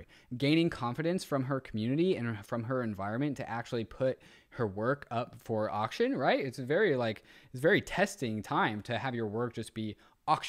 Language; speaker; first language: English; native; English